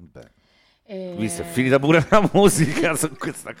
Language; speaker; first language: Italian; native; Italian